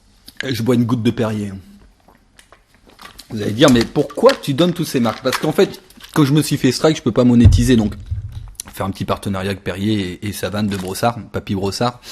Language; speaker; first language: French; native; French